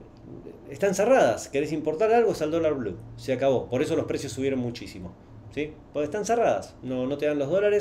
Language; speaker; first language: Spanish; native; Spanish